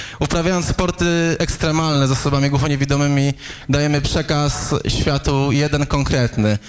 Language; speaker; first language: Polish; native; Polish